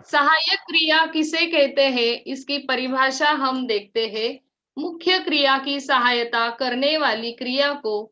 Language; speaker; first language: Hindi; non-native, local second language; Marathi